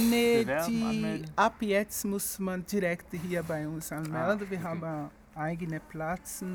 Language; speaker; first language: German; non-native, learner; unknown